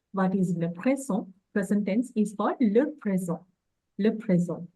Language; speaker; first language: French; non-native, fluent; English